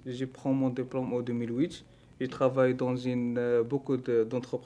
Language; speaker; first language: French; non-native, learner; Arabic